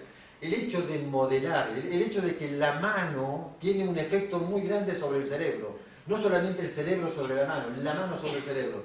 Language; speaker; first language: Spanish; native; Spanish